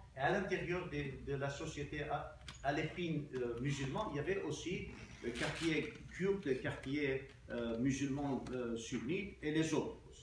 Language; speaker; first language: French; non-native, fluent; Armenian